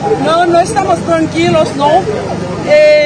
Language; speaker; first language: Spanish; non-native, fluent; Haitian Creole